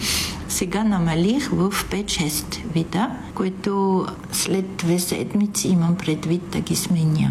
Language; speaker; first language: Bulgarian; non-native, fluent; Italian